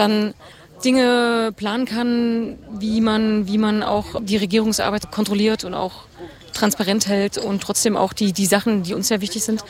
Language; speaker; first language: German; native; German